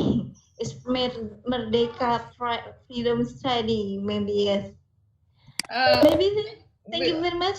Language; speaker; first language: English; non-native, learner; Indonesian